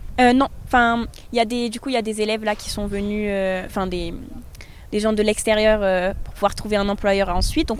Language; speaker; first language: French; native; French